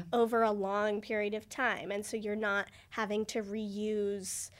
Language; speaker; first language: English; native; English